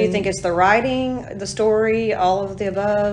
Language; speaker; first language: English; native; English